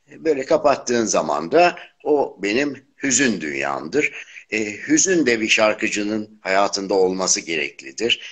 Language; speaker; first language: Turkish; native; Turkish